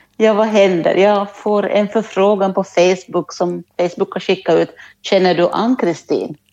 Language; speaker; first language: Swedish; native; Swedish